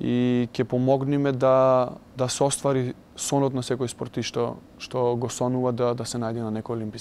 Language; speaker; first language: Macedonian; native; Macedonian